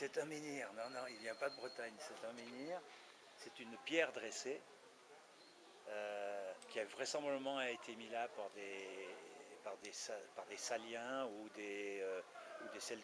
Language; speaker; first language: French; native; French